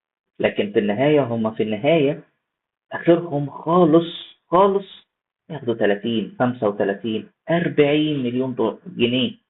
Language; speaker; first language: Arabic; native; Arabic